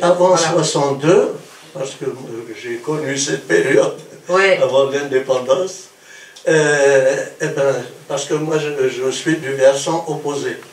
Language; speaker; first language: French; non-native, local second language; Kabyle